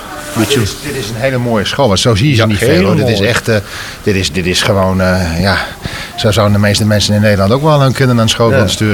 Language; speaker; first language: Dutch; native; Dutch